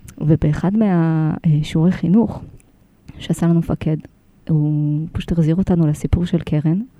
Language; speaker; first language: Hebrew; early bilingual, other home language; Russian